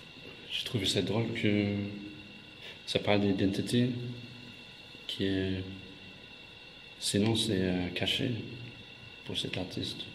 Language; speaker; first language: French; non-native, fluent; English